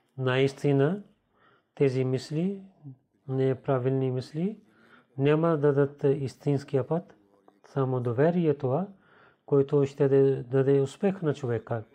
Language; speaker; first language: Bulgarian; non-native, learner; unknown